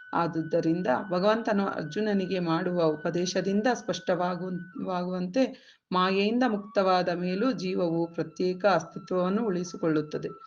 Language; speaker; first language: Kannada; native; Kannada